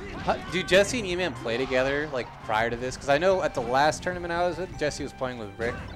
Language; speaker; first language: English; native; English